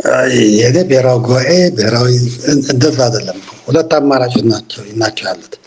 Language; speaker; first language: Amharic; non-native, local second language; Tigrinya